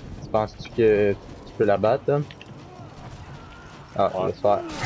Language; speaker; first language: French; native; French